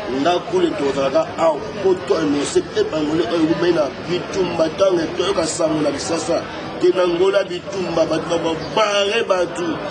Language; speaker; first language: Lingala; non-native, fluent; Kongo